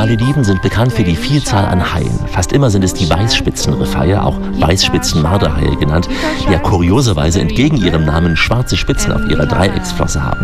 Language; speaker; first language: German; native; German